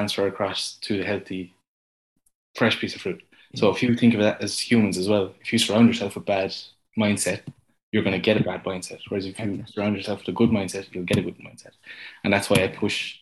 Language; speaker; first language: English; native; English